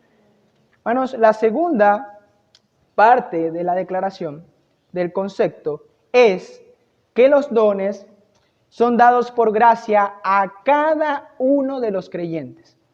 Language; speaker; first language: Spanish; native; Spanish